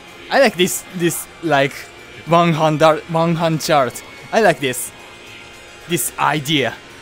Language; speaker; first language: English; non-native, learner; Japanese